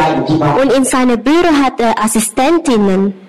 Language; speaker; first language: German; non-native, learner; Thai